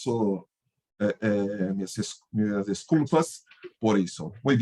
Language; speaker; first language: Spanish; non-native, fluent; Portuguese